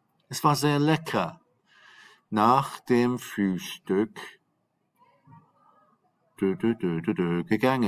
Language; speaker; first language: German; non-native, fluent; English